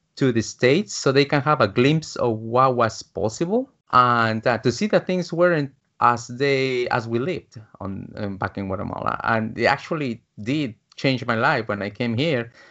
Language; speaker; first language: English; non-native, fluent; Spanish